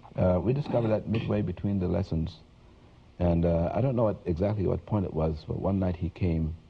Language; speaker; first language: English; native; English